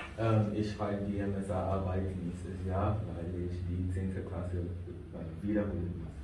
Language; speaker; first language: German; non-native, learner; Hausa